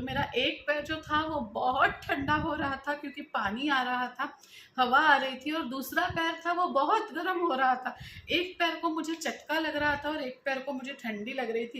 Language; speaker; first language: Hindi; non-native, local second language; Marathi